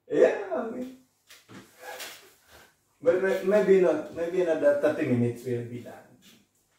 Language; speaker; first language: English; non-native, learner; Indonesian